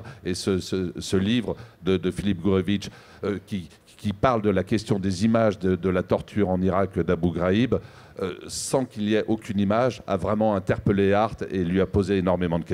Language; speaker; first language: French; native; French